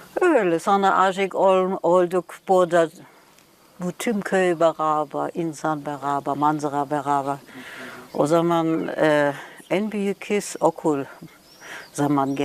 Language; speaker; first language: Turkish; non-native, learner; German